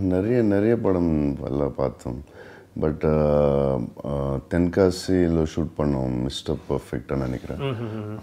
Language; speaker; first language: Tamil; non-native, learner; Telugu